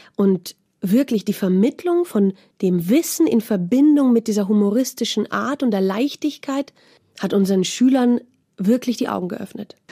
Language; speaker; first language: German; native; German